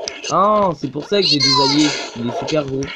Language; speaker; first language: French; native; French